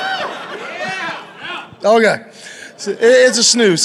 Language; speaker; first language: English; native; English